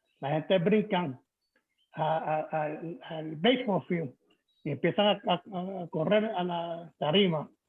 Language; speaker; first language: Spanish; early bilingual, heritage; Spanish